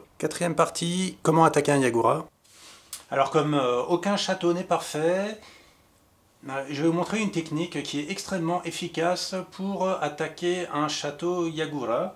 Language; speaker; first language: French; native; French